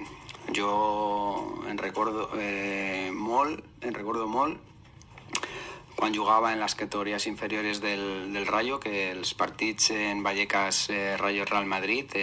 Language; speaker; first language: Catalan; non-native, local second language; Spanish